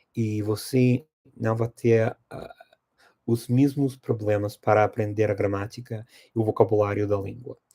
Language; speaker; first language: Portuguese; non-native, fluent; English